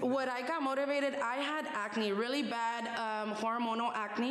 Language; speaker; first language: English; early bilingual, other home language; Spanish